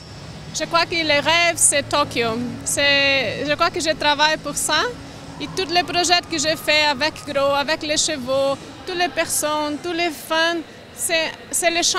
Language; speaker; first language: French; non-native, learner; Portuguese